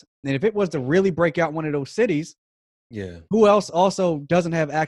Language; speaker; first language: English; native; English